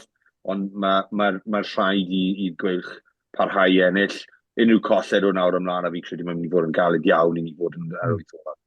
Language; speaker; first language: Welsh; native; Welsh